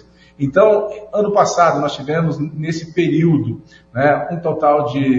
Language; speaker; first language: Portuguese; native; Portuguese